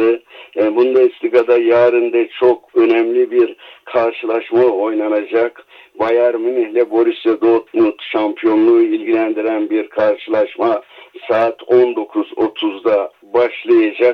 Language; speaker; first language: Turkish; native; Turkish